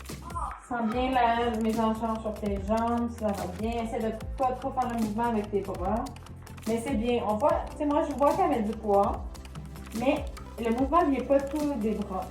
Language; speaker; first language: French; native; French